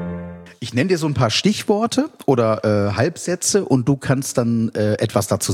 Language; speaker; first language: German; native; German